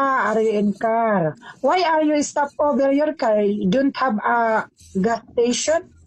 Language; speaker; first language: English; non-native, learner; Filipino